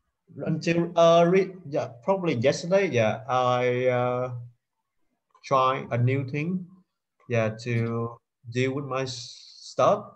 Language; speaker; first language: English; non-native, fluent; Vietnamese